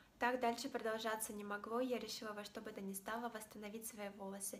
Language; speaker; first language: Russian; native; Russian